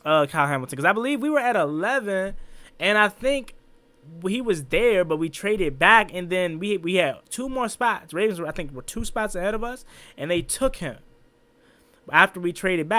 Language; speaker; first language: English; native; English